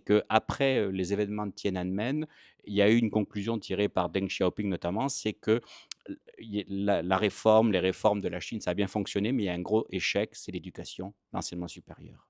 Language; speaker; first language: French; native; French